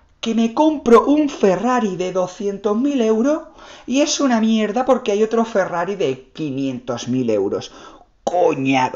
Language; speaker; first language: Spanish; native; Spanish